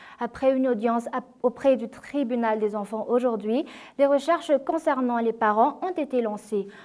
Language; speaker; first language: French; non-native, local second language; Malagasy